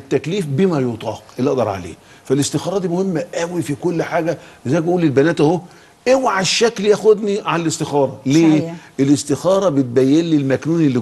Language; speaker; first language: Arabic; native; Arabic